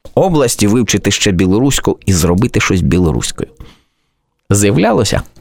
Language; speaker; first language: Ukrainian; native; Ukrainian